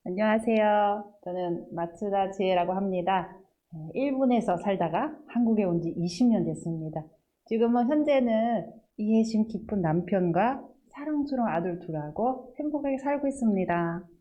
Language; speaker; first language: Korean; non-native, fluent; Japanese